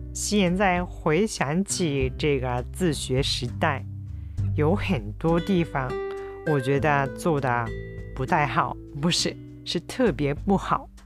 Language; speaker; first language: Chinese; non-native, fluent; Japanese